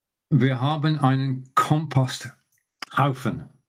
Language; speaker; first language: German; non-native, learner; English